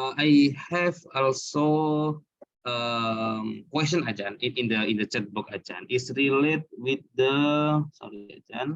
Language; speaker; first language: English; non-native, learner; Indonesian